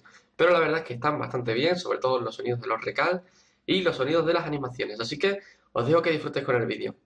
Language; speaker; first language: Spanish; native; Spanish